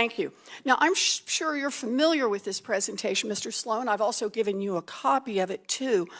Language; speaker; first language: English; native; English